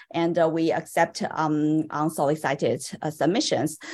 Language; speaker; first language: English; non-native, fluent; Chinese